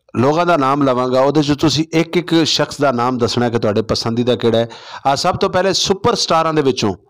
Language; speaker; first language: Punjabi; non-native, local second language; Saraiki